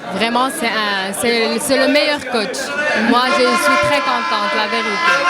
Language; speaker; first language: French; non-native, local second language; Arabic